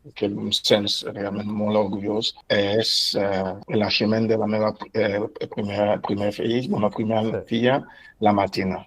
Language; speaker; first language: Catalan; non-native, fluent; French